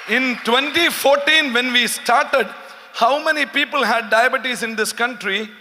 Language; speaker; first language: English; non-native, local second language; Malayalam